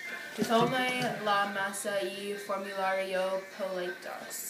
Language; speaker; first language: Spanish; non-native, learner; English